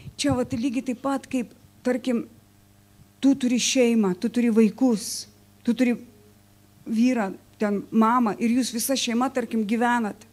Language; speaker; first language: Lithuanian; non-native, local second language; Russian